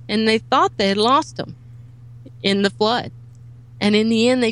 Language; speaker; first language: English; native; English